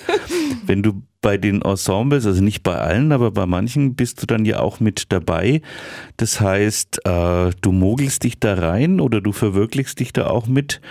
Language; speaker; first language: German; native; German